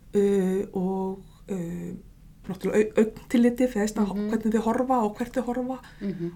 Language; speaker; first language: Icelandic; native; Icelandic